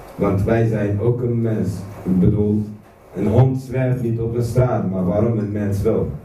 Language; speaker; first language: Dutch; non-native, fluent; Kurdish